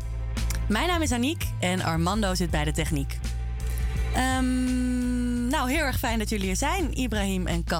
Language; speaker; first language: Dutch; native; Dutch